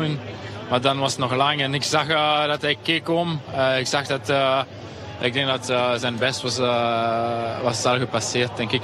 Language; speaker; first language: Dutch; non-native, local second language; French